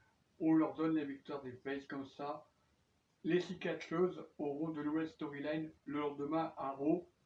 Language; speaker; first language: French; native; French